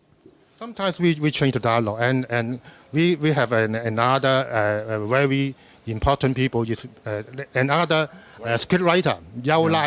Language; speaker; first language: English; non-native, learner; Cantonese